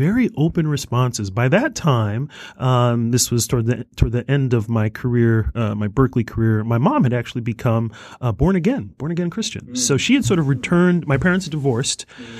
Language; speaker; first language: English; native; English